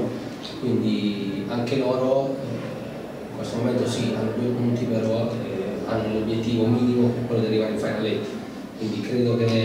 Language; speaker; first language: Italian; native; Italian